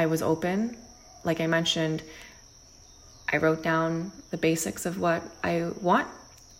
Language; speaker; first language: English; native; English